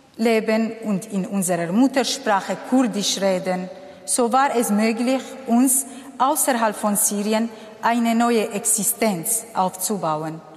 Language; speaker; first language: German; non-native, fluent; Kurdish